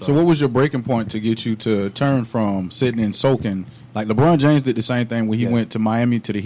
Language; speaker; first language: English; native; English